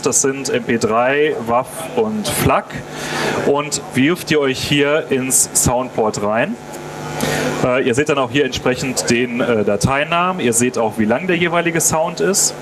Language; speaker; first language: German; native; German